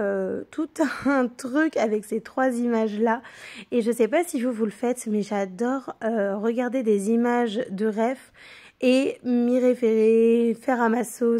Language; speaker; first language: French; native; French